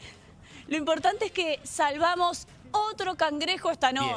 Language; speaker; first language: Spanish; native; Spanish